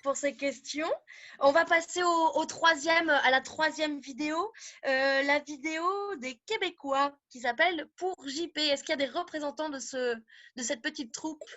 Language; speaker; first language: French; native; French